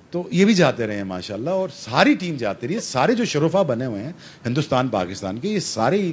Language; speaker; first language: Urdu; non-native, local second language; Punjabi